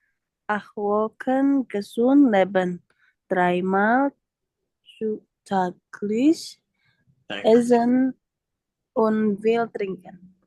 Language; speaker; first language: German; non-native, learner; Indonesian